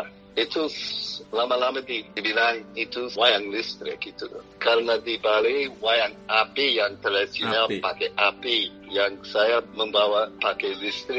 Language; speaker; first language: Indonesian; non-native, fluent; English